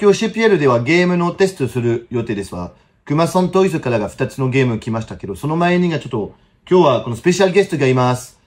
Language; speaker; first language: Japanese; non-native, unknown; French